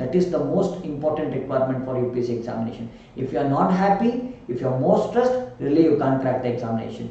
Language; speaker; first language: English; non-native, local second language; Kannada